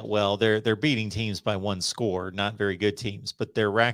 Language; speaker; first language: English; native; English